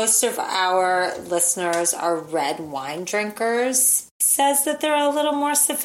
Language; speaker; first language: English; native; English